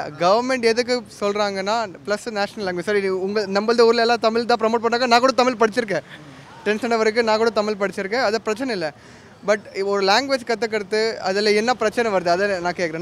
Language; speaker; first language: Tamil; non-native, local second language; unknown